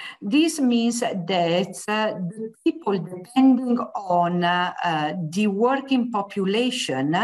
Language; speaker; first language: English; non-native, fluent; Italian